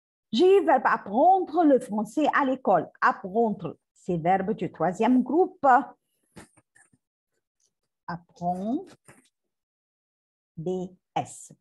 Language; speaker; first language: French; non-native, learner; Arabic